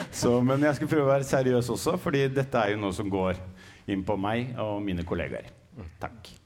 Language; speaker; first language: Norwegian; early bilingual, other home language; Arabic